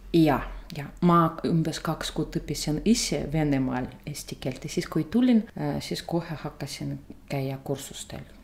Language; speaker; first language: Estonian; non-native, learner; Russian